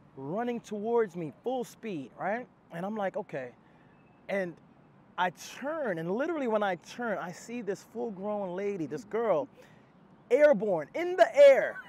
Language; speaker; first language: English; native; English